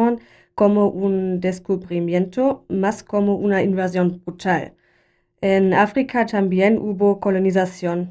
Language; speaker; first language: Spanish; non-native, learner; German